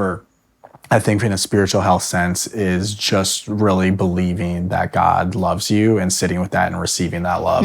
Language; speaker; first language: English; native; English